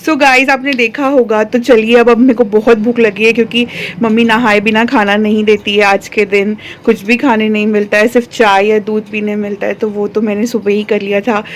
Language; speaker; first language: Hindi; non-native, local second language; Telugu